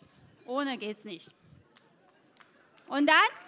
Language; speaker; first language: German; non-native, fluent; Chinese